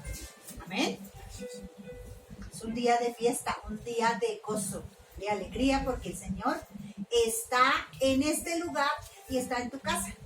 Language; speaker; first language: Spanish; native; Spanish